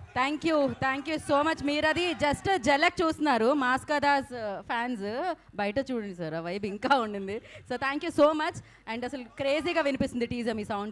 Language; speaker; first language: Telugu; native; Telugu